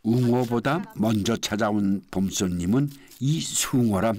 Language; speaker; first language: Korean; native; Korean